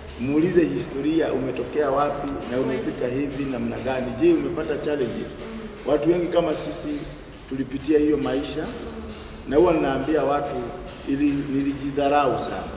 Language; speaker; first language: Swahili; non-native, local second language; Kikuyu